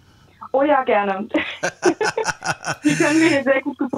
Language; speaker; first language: German; native; German